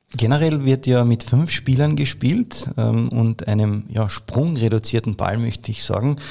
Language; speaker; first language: German; native; German